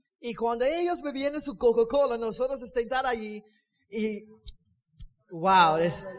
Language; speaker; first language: Spanish; non-native, learner; English